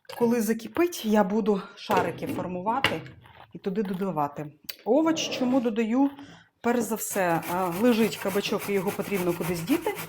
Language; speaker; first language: Ukrainian; non-native, local second language; Russian